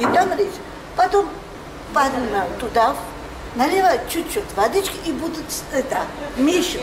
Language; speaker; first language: Russian; non-native, fluent; Georgian